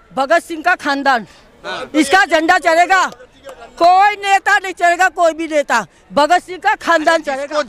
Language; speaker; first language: Hindi; non-native, local second language; Gujarati